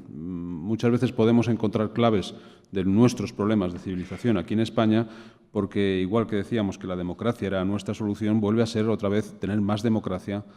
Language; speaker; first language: Spanish; native; Spanish